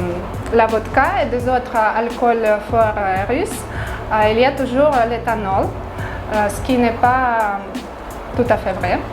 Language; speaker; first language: French; non-native, fluent; Russian